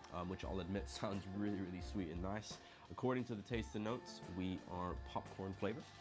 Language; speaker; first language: English; non-native, local second language; Filipino